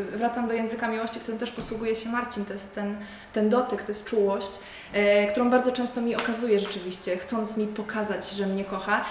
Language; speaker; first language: Polish; native; Polish